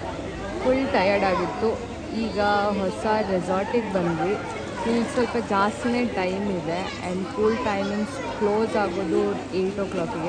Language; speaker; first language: Kannada; native; Kannada